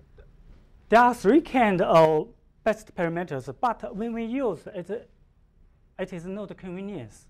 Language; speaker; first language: English; non-native, learner; Chinese